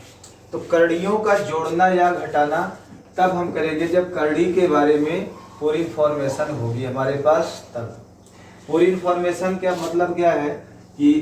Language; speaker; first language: Hindi; native; Hindi